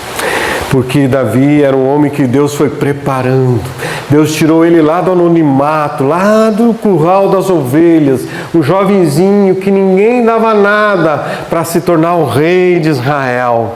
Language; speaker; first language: Portuguese; native; Portuguese